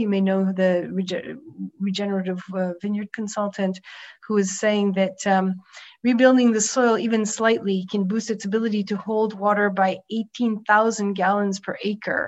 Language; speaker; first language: English; native; English